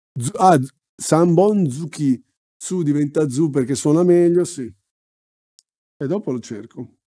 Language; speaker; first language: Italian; native; Italian